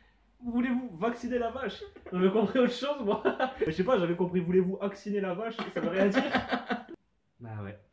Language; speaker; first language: French; native; French